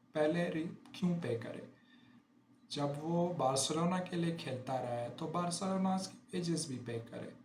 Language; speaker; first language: Urdu; native; Urdu